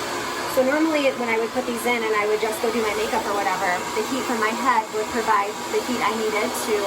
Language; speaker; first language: English; native; English